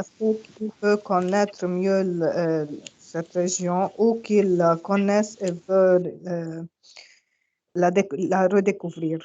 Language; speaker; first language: French; non-native, learner; Arabic